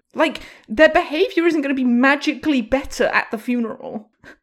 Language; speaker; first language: English; native; English